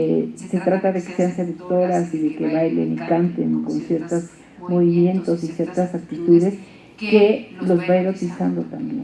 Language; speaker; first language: Spanish; native; Spanish